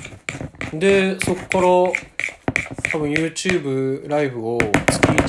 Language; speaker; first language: Japanese; native; Japanese